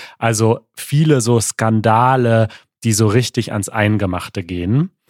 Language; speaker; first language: German; native; German